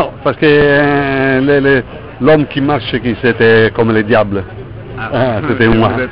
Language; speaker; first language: French; non-native, fluent; Italian